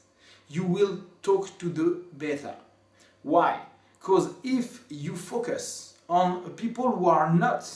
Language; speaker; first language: English; non-native, fluent; French